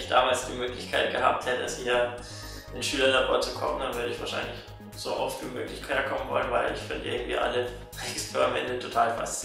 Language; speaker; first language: German; native; German